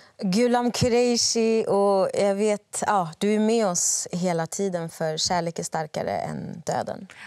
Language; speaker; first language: Swedish; early bilingual, other home language; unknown